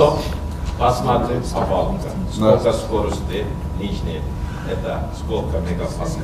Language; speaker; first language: Russian; non-native, learner; Turkish